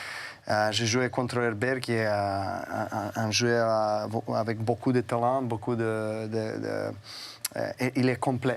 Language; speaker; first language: French; non-native, fluent; Serbian